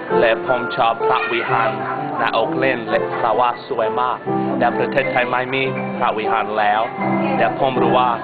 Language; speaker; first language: Thai; non-native, learner; English